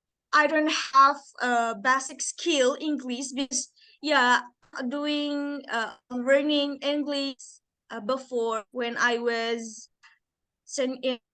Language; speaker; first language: English; non-native, learner; Indonesian